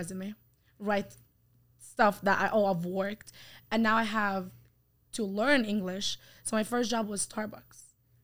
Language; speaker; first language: English; non-native, fluent; Arabic